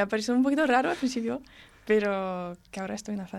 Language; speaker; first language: Spanish; early bilingual, heritage; French